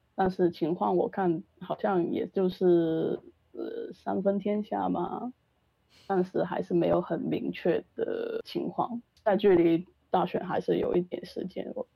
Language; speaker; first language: Chinese; non-native, local second language; Cantonese